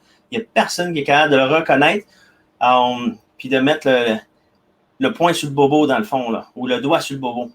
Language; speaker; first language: French; native; French